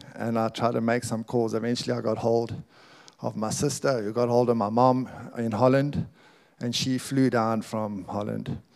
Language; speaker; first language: English; native; English